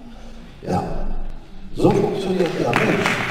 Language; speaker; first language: German; non-native, fluent; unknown